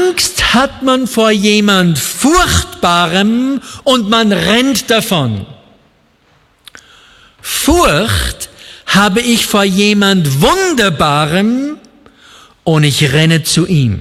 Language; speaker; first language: German; native; German